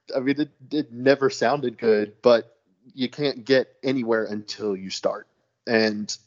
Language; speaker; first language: English; native; English